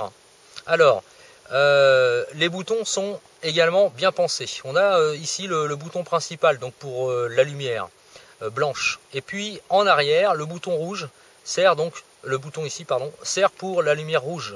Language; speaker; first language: French; native; French